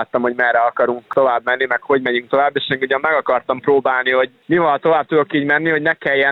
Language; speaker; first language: Hungarian; native; Hungarian